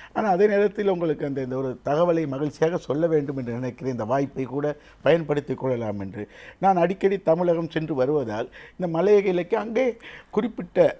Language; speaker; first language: Tamil; native; Tamil